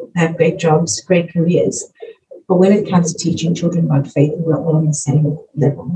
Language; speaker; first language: English; native; English